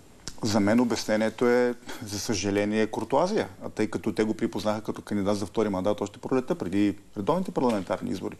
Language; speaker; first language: Bulgarian; native; Bulgarian